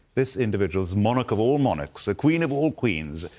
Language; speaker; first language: English; non-native, local second language; Gujarati